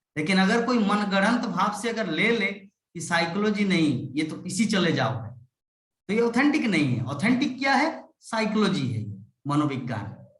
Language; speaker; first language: Hindi; non-native, local second language; Bangla